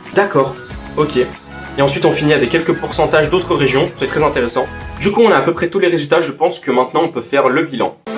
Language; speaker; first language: French; native; French